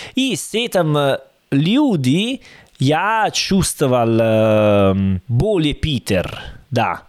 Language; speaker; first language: Russian; non-native, learner; Italian